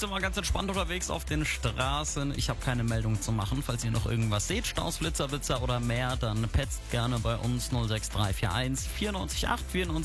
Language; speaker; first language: German; native; German